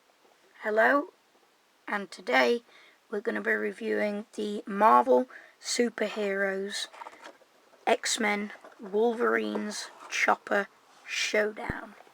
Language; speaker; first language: English; native; English